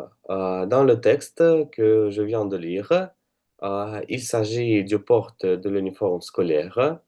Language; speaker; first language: French; non-native, learner; Russian